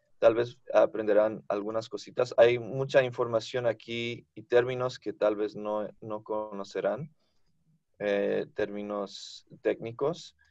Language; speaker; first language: Spanish; non-native, fluent; English